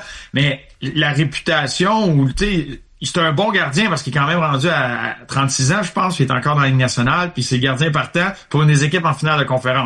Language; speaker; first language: French; native; French